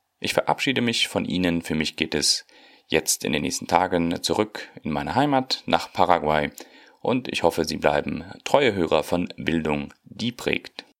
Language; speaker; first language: German; early bilingual, heritage; German